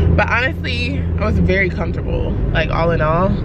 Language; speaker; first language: English; native; English